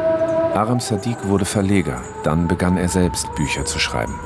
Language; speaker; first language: German; native; German